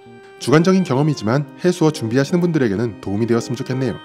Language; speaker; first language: Korean; native; Korean